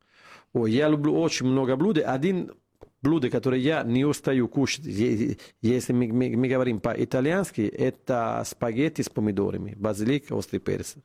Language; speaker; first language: Russian; non-native, fluent; Italian